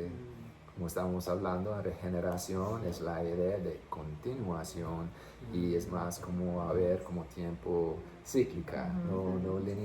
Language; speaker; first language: Spanish; non-native, fluent; English